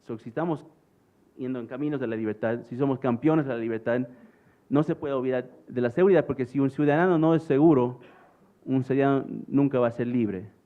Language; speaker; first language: Spanish; early bilingual, heritage; English